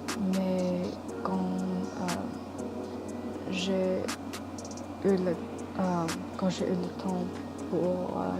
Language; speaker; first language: French; non-native, learner; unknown